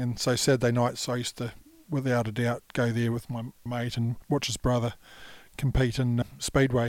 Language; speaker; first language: English; native; English